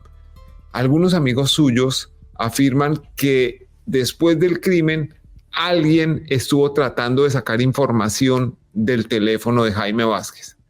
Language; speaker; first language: Spanish; native; Spanish